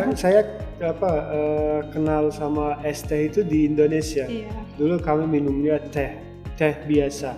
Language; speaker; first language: Indonesian; non-native, fluent; Turkmen